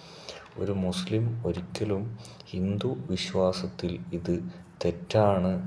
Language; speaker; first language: Malayalam; native; Malayalam